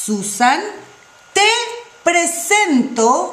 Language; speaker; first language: Spanish; non-native, fluent; English